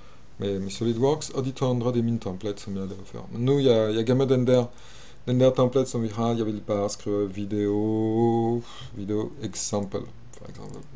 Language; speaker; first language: Danish; non-native, fluent; French